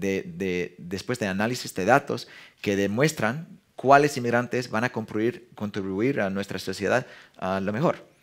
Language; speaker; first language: Spanish; non-native, fluent; English